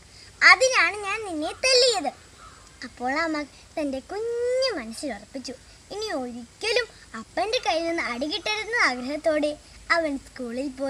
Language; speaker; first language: Malayalam; native; Malayalam